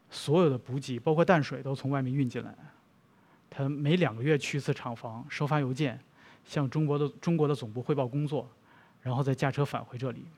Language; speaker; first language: Chinese; native; Chinese